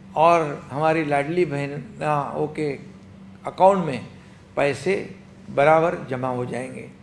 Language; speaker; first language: Hindi; non-native, local second language; Marathi